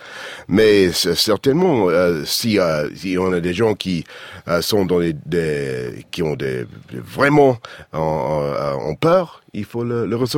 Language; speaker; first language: French; non-native, fluent; English